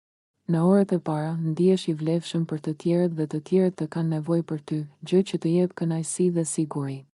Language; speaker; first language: Albanian; native; Albanian